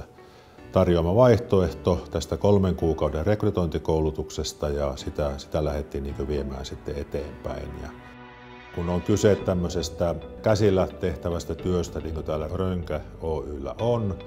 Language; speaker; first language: Finnish; native; Finnish